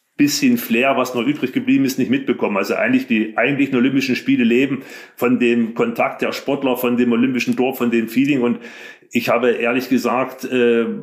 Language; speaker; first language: German; native; German